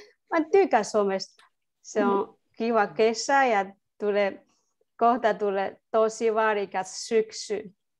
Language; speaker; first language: Finnish; non-native, learner; Chinese